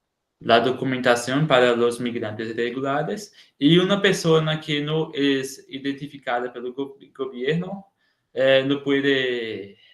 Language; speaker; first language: Spanish; non-native, learner; Portuguese